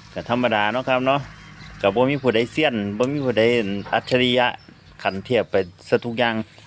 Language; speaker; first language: Thai; native; Thai